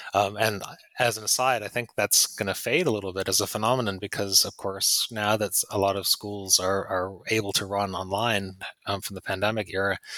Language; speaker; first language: English; native; English